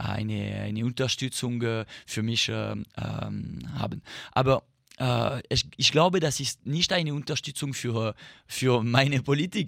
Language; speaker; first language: German; non-native, fluent; French